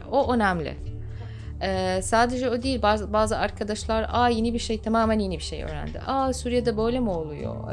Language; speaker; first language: Turkish; non-native, fluent; Arabic